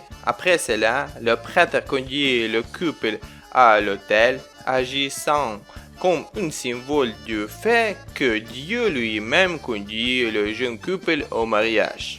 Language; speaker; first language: French; non-native, fluent; Ukrainian